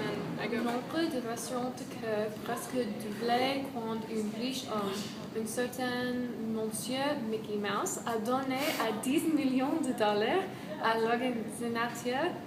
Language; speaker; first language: French; non-native, learner; English